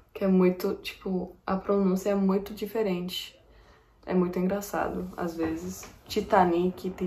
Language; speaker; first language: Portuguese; non-native, fluent; English